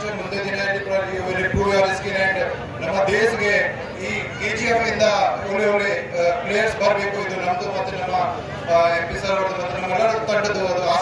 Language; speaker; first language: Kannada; non-native, local second language; Tamil